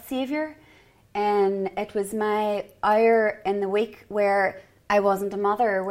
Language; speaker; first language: English; native; English